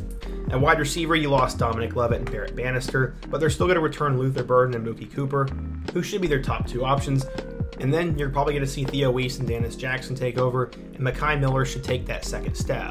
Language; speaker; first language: English; native; English